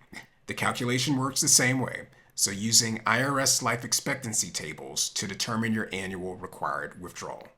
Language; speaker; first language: English; native; English